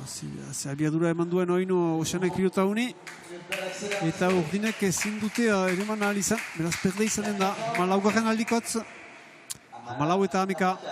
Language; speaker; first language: Basque; native; Basque